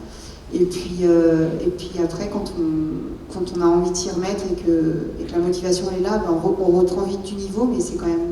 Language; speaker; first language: French; native; French